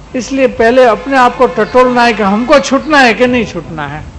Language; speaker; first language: Hindi; non-native, local second language; Gujarati